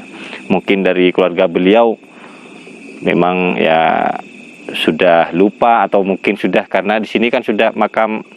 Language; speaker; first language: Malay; non-native, local second language; Madurese